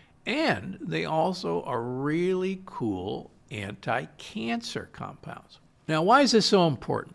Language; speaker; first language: English; native; English